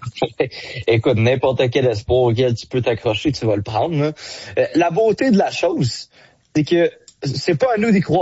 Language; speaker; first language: French; native; French